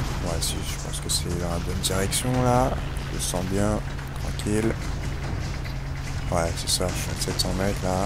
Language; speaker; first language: French; native; French